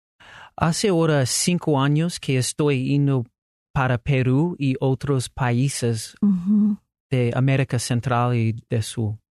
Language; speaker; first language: Spanish; non-native, learner; English